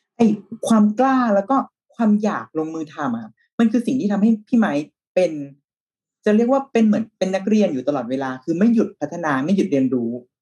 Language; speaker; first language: Thai; native; Thai